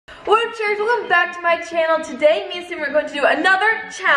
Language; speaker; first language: English; native; English